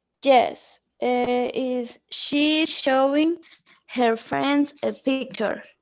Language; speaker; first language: English; non-native, learner; Spanish